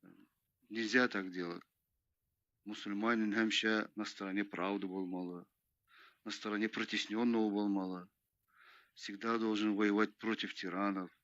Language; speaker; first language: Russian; non-native, local second language; Turkmen